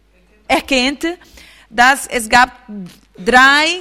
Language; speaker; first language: German; non-native, fluent; Portuguese